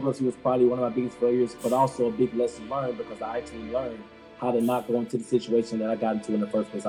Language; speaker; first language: English; native; English